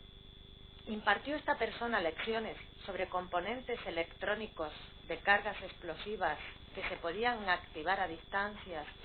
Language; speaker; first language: Spanish; native; Spanish